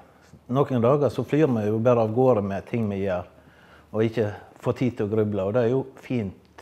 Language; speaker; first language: Norwegian; native; Norwegian